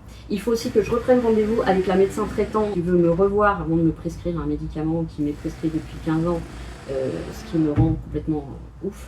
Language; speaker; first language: French; native; French